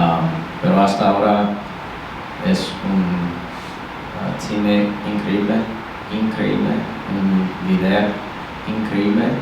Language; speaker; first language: Spanish; non-native, learner; English